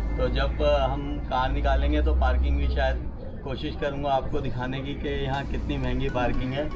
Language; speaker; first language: Hindi; native; Hindi